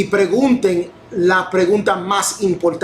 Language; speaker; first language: Spanish; non-native, fluent; English